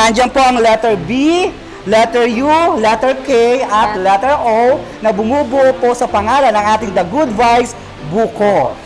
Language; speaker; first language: Filipino; native; Filipino